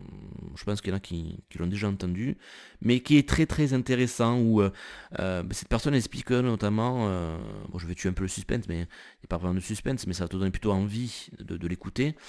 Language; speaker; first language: French; native; French